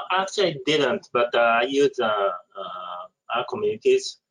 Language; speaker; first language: English; non-native, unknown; Japanese